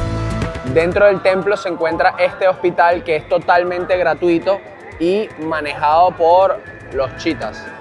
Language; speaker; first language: Spanish; native; Spanish